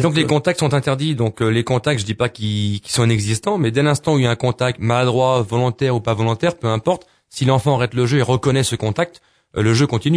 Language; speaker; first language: French; native; French